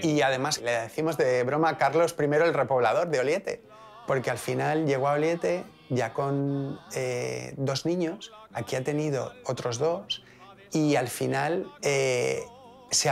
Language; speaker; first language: Spanish; native; Spanish